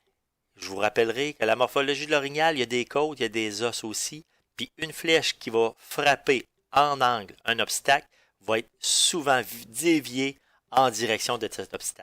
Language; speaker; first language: French; native; French